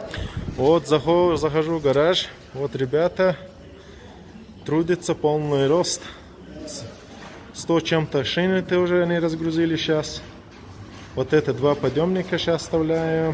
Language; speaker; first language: Russian; non-native, local second language; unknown